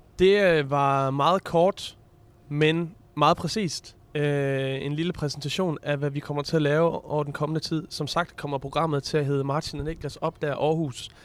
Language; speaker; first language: Danish; native; Danish